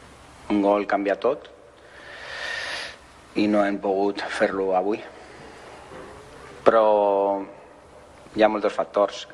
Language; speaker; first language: Catalan; non-native, fluent; Spanish